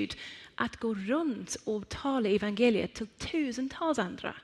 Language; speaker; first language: Swedish; non-native, fluent; Persian